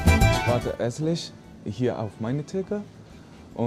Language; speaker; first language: German; non-native, learner; Italian